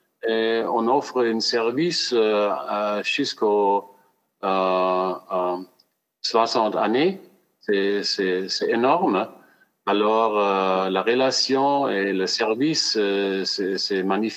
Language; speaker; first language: French; non-native, fluent; German